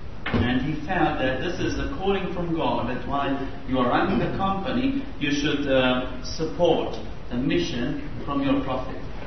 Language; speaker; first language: English; non-native, fluent; Hungarian